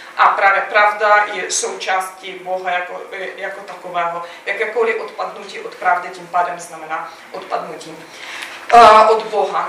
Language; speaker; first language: Czech; non-native, fluent; Russian